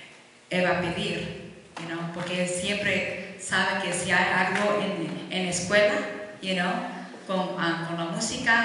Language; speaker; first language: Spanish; early bilingual, heritage; Spanish